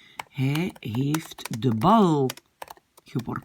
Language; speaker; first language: Dutch; non-native, fluent; French